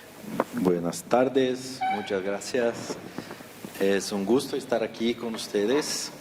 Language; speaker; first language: Spanish; non-native, fluent; Portuguese